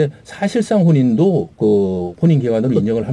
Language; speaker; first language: Korean; native; Korean